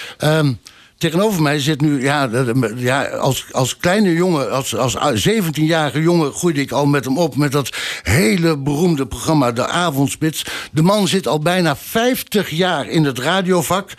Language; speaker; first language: Dutch; native; Dutch